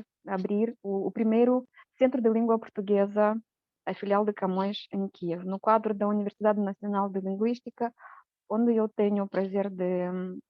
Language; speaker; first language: Portuguese; non-native, fluent; Romanian